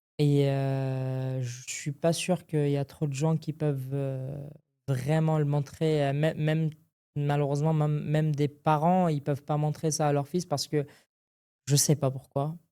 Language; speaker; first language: French; non-native, fluent; Arabic